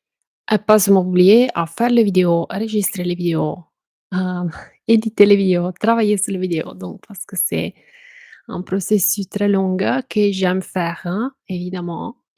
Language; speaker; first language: French; non-native, fluent; Italian